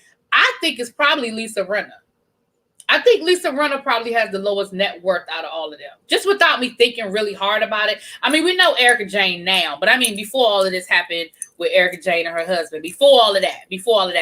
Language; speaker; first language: English; native; English